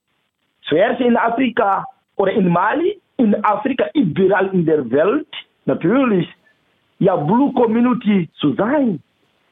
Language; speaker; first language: German; non-native, fluent; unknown